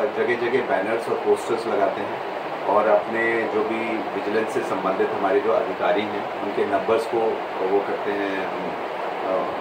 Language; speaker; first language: Hindi; native; Hindi